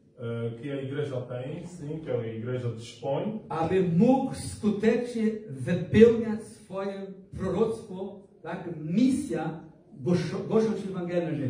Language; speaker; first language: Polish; non-native, learner; Portuguese